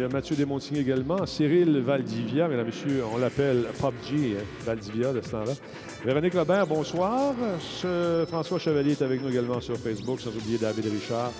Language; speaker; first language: French; native; French